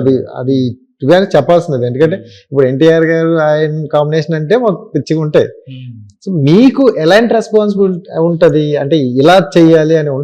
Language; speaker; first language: Telugu; native; Telugu